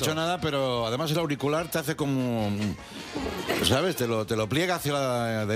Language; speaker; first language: Spanish; native; Spanish